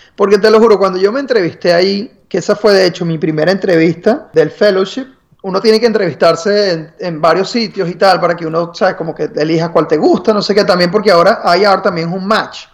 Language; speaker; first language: Spanish; native; Spanish